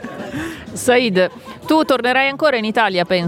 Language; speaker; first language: Italian; native; Italian